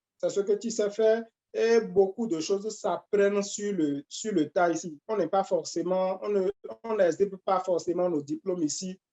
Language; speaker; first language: French; non-native, local second language; Fon